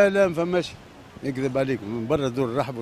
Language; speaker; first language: Arabic; native; Arabic